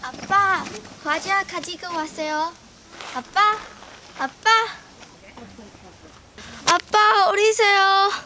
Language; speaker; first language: Korean; non-native, learner; English